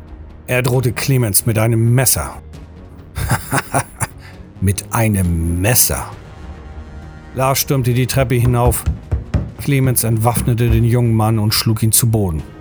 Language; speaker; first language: German; native; German